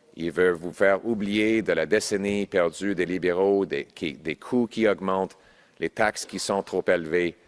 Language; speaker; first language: French; non-native, local second language; English